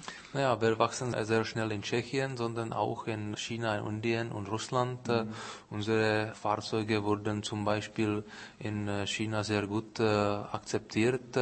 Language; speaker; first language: German; non-native, fluent; Czech